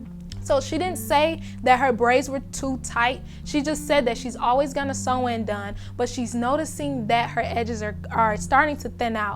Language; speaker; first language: English; native; English